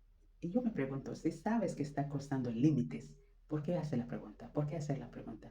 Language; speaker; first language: Spanish; non-native, fluent; French